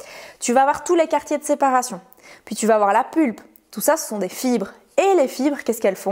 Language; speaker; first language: French; native; French